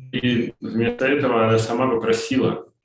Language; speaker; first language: Russian; native; Russian